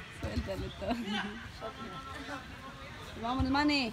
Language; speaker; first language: Spanish; early bilingual, heritage; Spanish